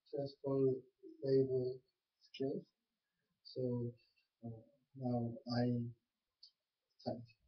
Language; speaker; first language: English; non-native, learner; Korean